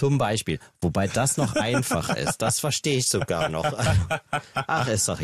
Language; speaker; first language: German; native; German